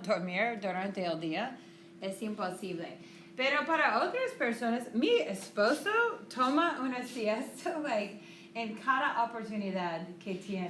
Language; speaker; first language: Spanish; non-native, fluent; English